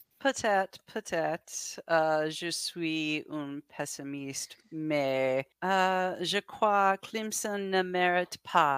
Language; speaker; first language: French; non-native, learner; English